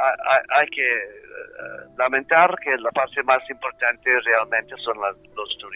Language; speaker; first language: Spanish; non-native, fluent; English